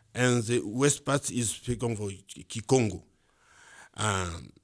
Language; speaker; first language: English; non-native, learner; Swahili